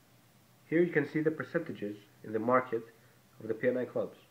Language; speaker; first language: English; non-native, fluent; Greek